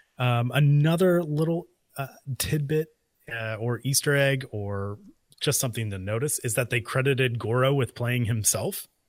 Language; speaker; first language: English; native; English